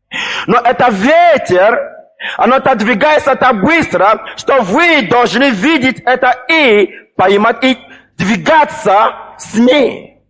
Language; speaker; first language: Russian; non-native, fluent; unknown